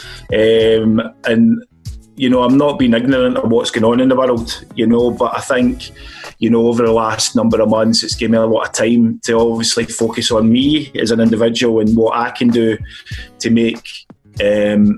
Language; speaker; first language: English; native; English